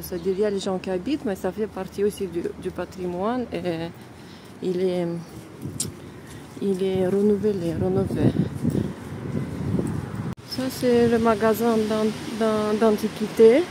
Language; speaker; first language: French; non-native, fluent; Russian